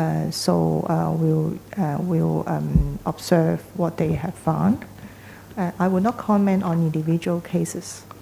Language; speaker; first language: English; non-native, local second language; Cantonese